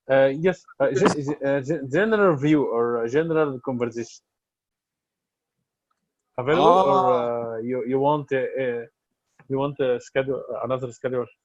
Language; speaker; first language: English; non-native, learner; Arabic